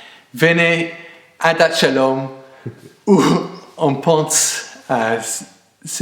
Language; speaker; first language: French; non-native, fluent; English